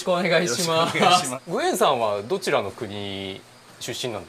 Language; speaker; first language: Japanese; native; Japanese